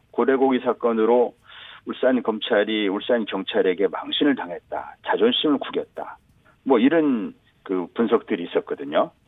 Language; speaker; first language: Korean; native; Korean